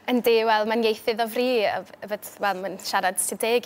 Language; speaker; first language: Welsh; native; Welsh